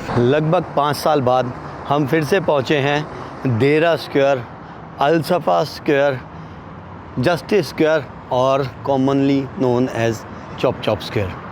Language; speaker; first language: Hindi; native; Hindi